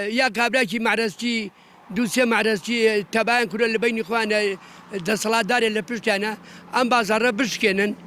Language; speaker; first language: Central Kurdish; native; Central Kurdish